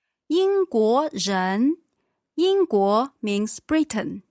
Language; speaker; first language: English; non-native, fluent; Chinese